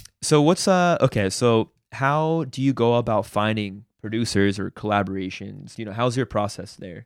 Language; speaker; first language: English; early bilingual, other home language; Spanish